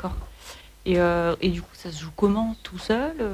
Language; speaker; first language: French; native; French